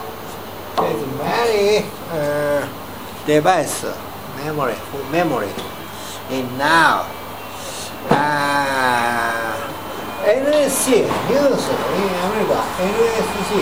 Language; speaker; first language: English; non-native, learner; Japanese